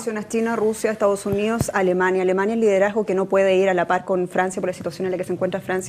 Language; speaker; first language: Spanish; native; Spanish